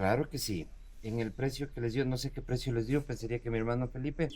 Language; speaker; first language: Spanish; native; Spanish